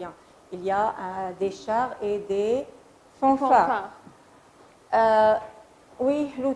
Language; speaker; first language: French; non-native, fluent; Arabic